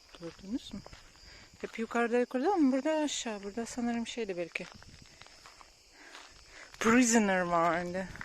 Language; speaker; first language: Turkish; non-native, learner; Russian